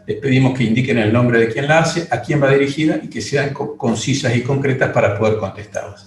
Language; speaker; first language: Spanish; native; Spanish